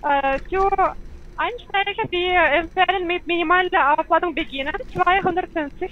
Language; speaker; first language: German; non-native, learner; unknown